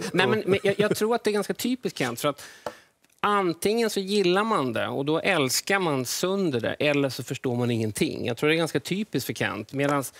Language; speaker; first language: Swedish; native; Swedish